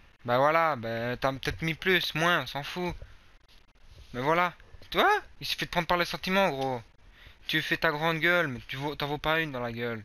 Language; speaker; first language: French; native; French